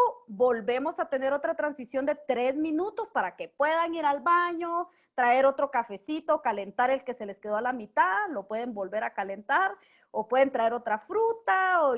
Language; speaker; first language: Spanish; native; Spanish